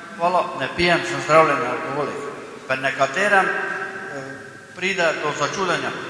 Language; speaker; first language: Slovenian; native; Slovenian